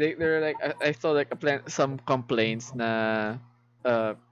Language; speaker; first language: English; non-native, local second language; Filipino